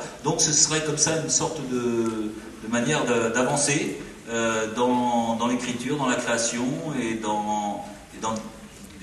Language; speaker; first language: French; native; French